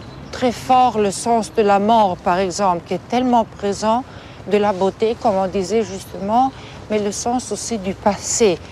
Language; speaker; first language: French; non-native, fluent; Italian